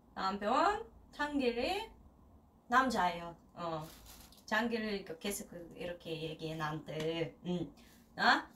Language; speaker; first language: Korean; non-native, learner; Russian